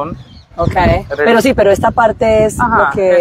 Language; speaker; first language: Spanish; native; Spanish